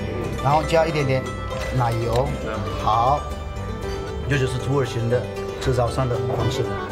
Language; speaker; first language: Chinese; non-native, fluent; Turkish